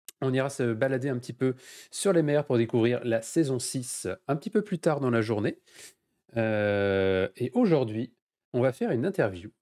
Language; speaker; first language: French; native; French